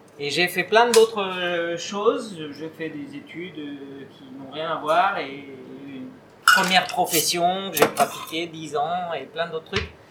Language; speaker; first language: French; non-native, fluent; Spanish